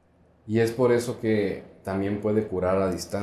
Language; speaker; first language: Spanish; native; Spanish